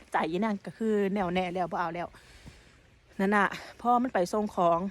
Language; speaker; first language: Thai; native; Thai